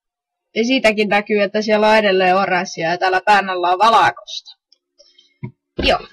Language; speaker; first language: Finnish; native; Finnish